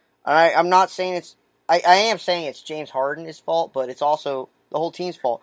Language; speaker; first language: English; native; English